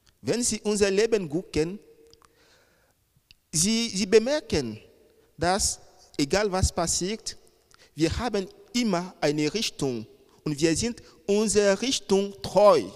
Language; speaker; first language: German; non-native, fluent; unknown